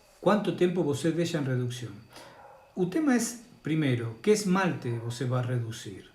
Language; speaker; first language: Portuguese; non-native, learner; Spanish